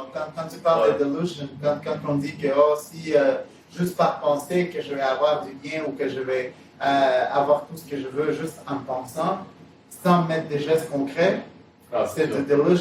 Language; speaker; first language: French; native; French